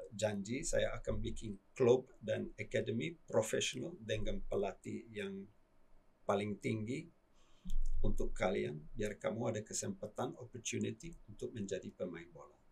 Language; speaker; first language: Indonesian; non-native, fluent; English